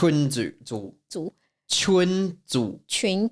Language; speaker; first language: Chinese; non-native, learner; English